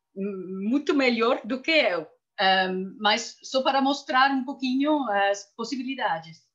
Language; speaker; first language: Portuguese; non-native, fluent; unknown